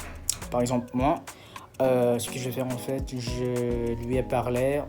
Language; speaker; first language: French; non-native, fluent; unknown